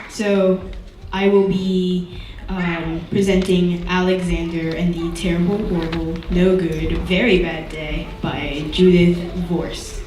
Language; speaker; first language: English; native; English